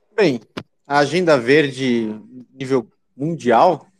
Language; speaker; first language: Portuguese; native; Portuguese